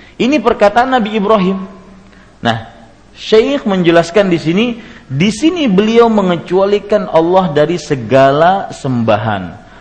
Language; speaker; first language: Indonesian; native; Indonesian